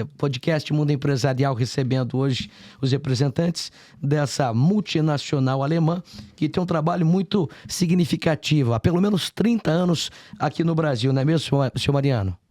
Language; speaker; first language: Portuguese; native; Portuguese